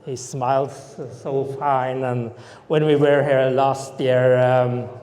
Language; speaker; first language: English; non-native, fluent; Norwegian